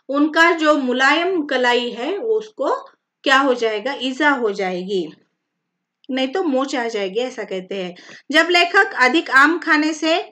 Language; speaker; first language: Hindi; non-native, local second language; Marathi